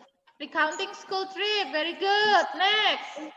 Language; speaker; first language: English; non-native, fluent; Indonesian